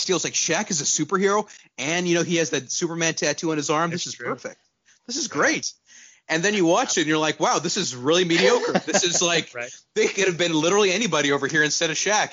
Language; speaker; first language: English; non-native, local second language; Urdu